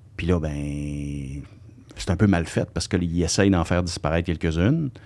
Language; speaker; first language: French; native; French